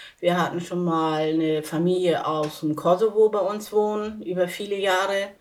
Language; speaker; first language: German; native; German